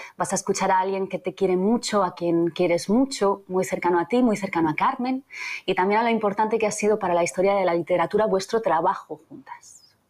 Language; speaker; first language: Spanish; native; Spanish